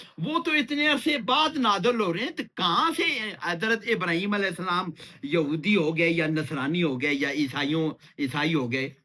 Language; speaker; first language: Urdu; non-native, local second language; Pashto